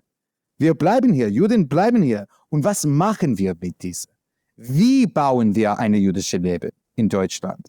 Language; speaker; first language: German; non-native, learner; English